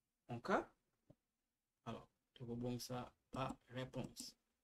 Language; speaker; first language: French; non-native, local second language; Lingala